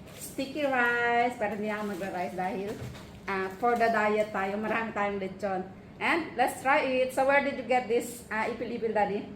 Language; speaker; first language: Filipino; non-native, local second language; Iloko